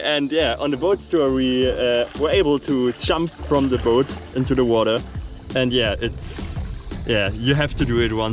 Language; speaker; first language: English; non-native, fluent; German